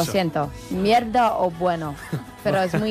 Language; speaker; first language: Spanish; non-native, learner; English